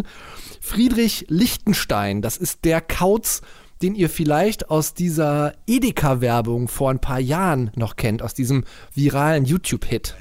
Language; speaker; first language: German; native; German